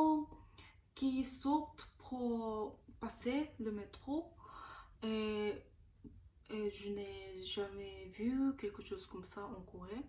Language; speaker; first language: French; non-native, learner; Korean